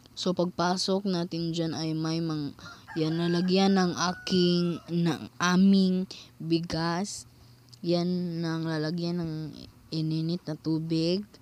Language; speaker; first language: Filipino; non-native, local second language; Cebuano